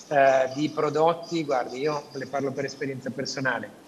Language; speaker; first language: Italian; native; Italian